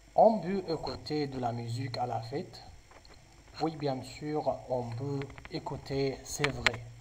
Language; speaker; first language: French; non-native, local second language; Arabic